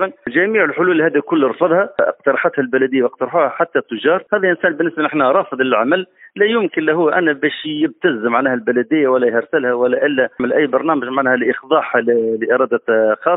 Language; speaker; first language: Arabic; native; Arabic